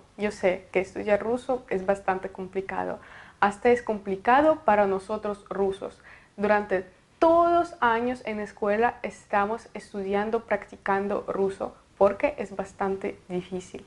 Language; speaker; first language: Spanish; non-native, fluent; Russian